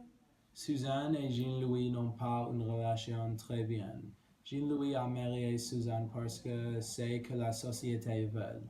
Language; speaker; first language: French; non-native, learner; English